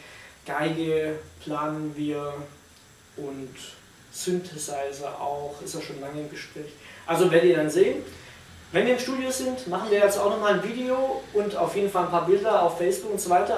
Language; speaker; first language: German; native; German